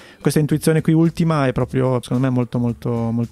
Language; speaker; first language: Italian; native; Italian